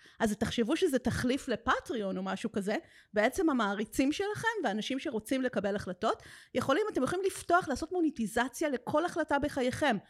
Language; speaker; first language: Hebrew; native; Hebrew